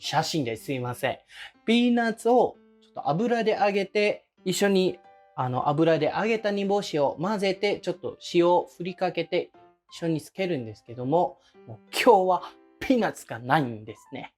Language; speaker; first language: Japanese; non-native, fluent; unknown